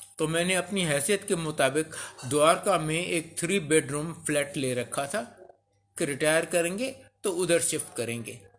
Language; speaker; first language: Hindi; early bilingual, other home language; Sindhi